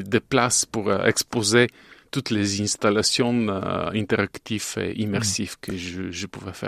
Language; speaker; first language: French; non-native, fluent; Bulgarian